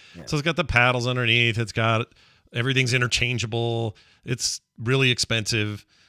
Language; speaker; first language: English; native; English